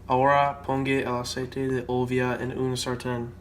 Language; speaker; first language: Spanish; non-native, learner; English